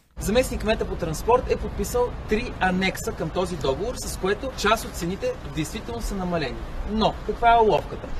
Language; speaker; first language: Bulgarian; native; Bulgarian